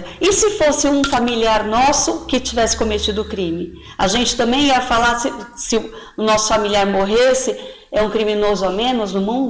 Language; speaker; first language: Portuguese; native; Portuguese